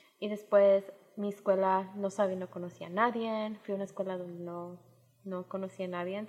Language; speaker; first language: Spanish; early bilingual, heritage; Spanish